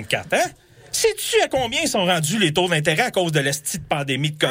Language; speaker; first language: French; native; French